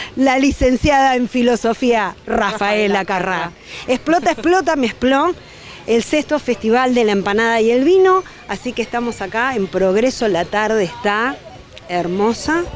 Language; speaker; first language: Spanish; native; Spanish